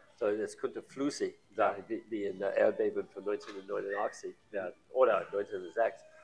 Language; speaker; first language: German; non-native, learner; English